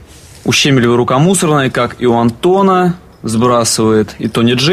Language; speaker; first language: Russian; native; Russian